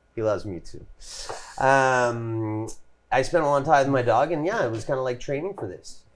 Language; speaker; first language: English; native; English